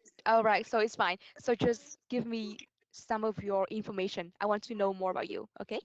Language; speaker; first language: English; non-native, fluent; Vietnamese